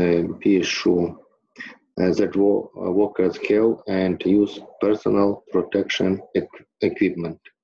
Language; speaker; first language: English; non-native, learner; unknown